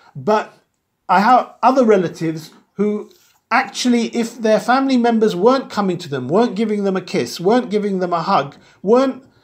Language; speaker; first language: English; native; English